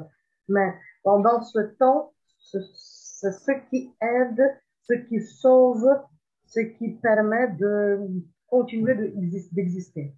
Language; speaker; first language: French; non-native, fluent; Ukrainian